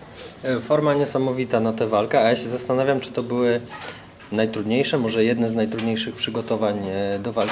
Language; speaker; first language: Polish; native; Polish